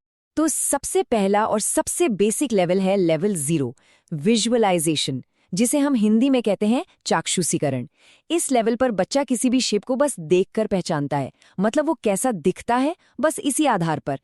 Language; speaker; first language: Hindi; native; Hindi